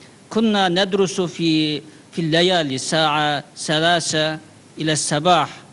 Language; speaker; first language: Arabic; non-native, learner; Uyghur